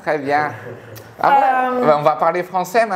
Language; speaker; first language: Portuguese; native; Portuguese